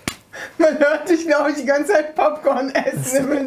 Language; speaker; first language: German; native; German